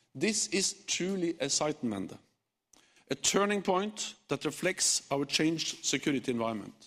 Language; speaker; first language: English; non-native, fluent; Norwegian